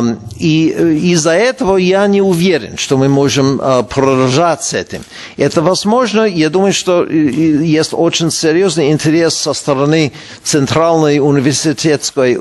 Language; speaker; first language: Russian; non-native, fluent; English